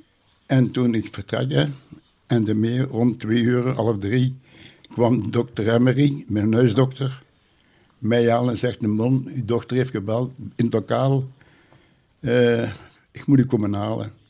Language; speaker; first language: Dutch; native; Dutch